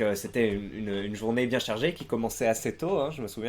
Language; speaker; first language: French; native; French